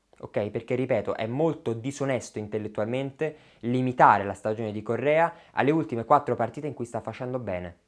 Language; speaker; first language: Italian; native; Italian